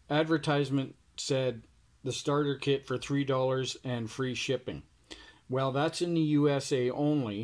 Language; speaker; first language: English; native; English